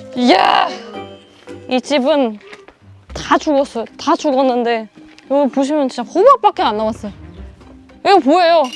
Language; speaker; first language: Korean; non-native, fluent; German